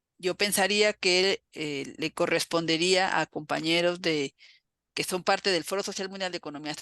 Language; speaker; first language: Spanish; native; Spanish